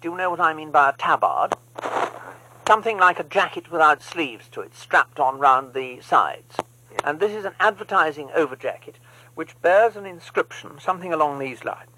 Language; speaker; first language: English; native; English